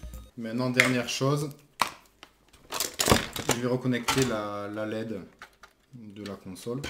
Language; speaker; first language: French; native; French